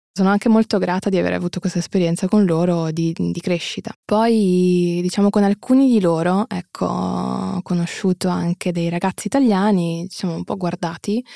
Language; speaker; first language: Italian; early bilingual, other home language; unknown